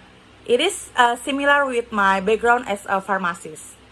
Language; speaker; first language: English; non-native, learner; Indonesian